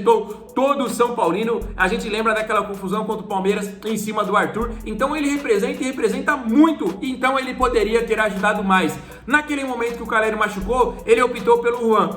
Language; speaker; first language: Portuguese; native; Portuguese